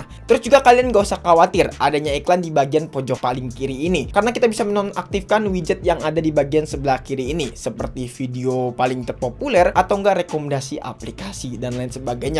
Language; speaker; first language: Indonesian; native; Indonesian